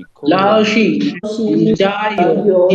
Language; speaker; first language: Chinese; non-native, learner; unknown